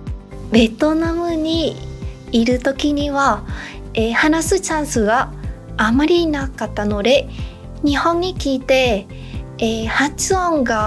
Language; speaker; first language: Japanese; non-native, fluent; Vietnamese